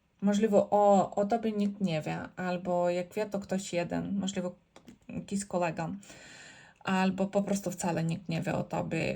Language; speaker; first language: Polish; non-native, learner; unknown